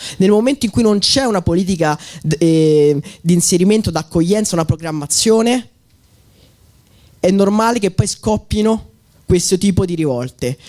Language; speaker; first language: Italian; native; Italian